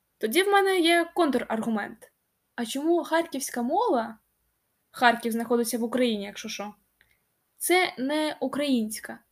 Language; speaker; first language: Ukrainian; non-native, local second language; Russian